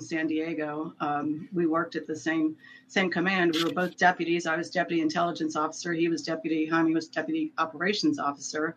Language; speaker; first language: English; native; English